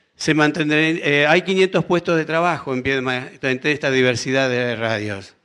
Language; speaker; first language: Spanish; native; Spanish